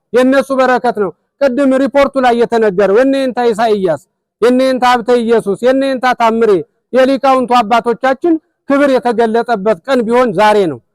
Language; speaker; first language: Amharic; native; Amharic